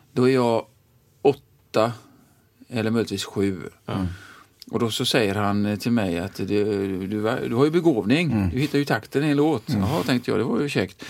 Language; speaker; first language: Swedish; native; Swedish